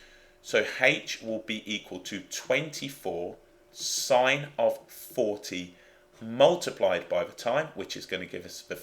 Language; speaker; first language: English; native; English